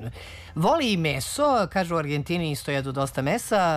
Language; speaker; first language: Serbian; native; Serbian